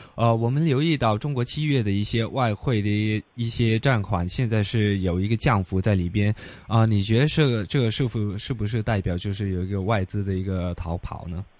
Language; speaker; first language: Chinese; non-native, local second language; Cantonese